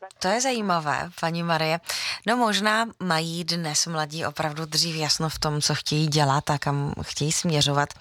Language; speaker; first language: Czech; non-native, fluent; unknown